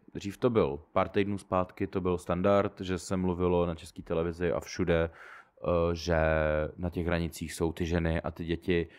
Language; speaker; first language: Czech; native; Czech